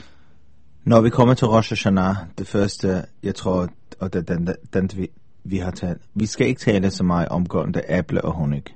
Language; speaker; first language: Danish; non-native, fluent; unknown